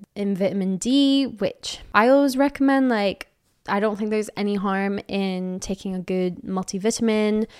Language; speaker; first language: English; native; English